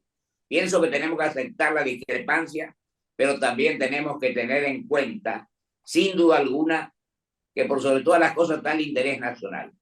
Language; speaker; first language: Spanish; native; Spanish